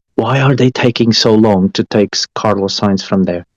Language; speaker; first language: English; non-native, fluent; Portuguese